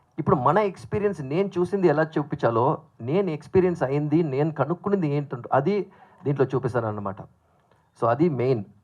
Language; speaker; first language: Telugu; native; Telugu